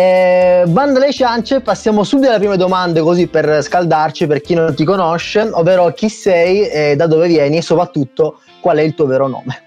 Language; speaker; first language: Italian; native; Italian